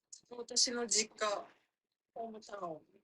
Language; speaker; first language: Japanese; non-native, learner; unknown